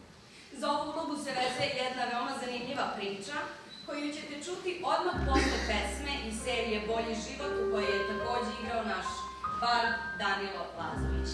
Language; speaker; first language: Serbian; native; Serbian